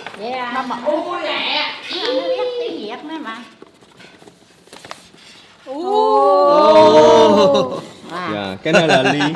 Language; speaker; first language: Vietnamese; non-native, fluent; Korean